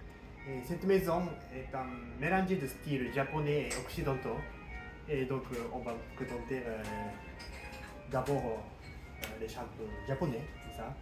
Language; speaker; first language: French; non-native, learner; Japanese